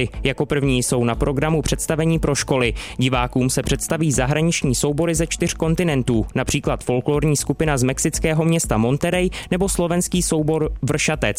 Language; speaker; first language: Czech; native; Czech